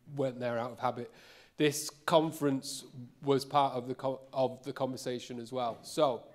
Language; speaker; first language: English; native; English